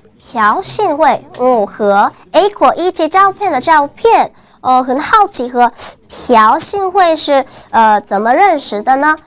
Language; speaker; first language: Chinese; non-native, fluent; Korean